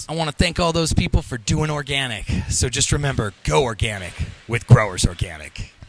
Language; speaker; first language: English; native; English